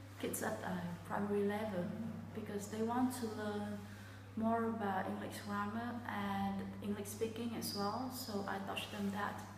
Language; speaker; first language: English; non-native, fluent; Vietnamese